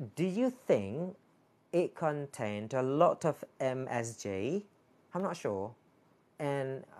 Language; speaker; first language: English; non-native, fluent; Thai